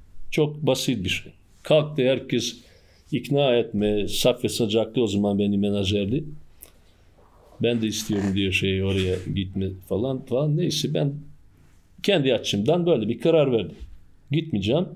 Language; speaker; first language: Turkish; non-native, fluent; Bosnian